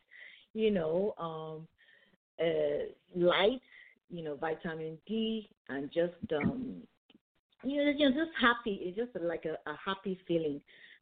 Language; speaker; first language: English; non-native, local second language; Yoruba